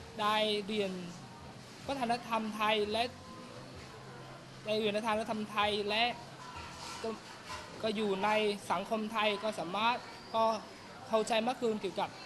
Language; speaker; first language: Thai; non-native, learner; Vietnamese